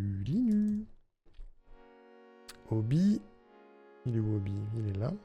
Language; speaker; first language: French; native; French